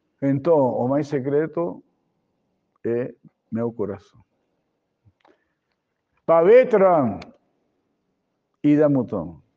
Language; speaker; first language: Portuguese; non-native, fluent; Spanish